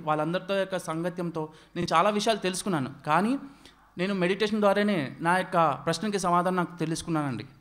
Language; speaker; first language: Telugu; non-native, local second language; Odia